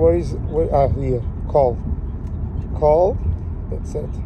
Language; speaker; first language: English; non-native, learner; Portuguese